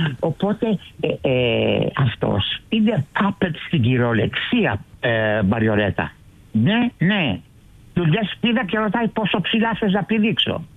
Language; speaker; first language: Greek; early bilingual, heritage; Greek